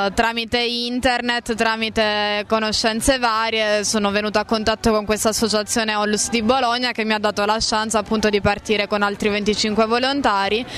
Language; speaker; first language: Italian; native; Italian